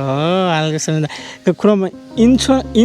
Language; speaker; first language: Korean; non-native, learner; Bangla